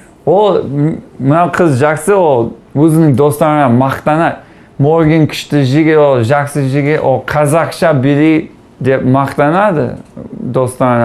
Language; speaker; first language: Kazakh; non-native, learner; English